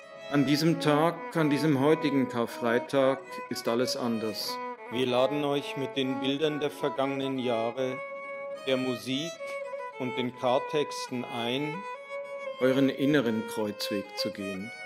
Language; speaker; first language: German; native; German